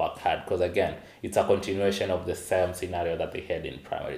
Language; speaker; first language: English; non-native, local second language; Kamba